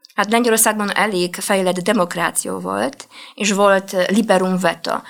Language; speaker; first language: Hungarian; non-native, fluent; Polish